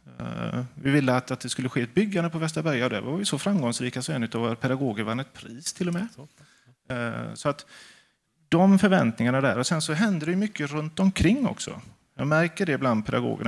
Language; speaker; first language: Swedish; native; Swedish